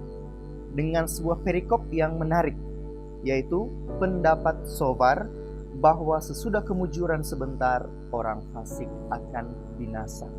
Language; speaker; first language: Indonesian; native; Indonesian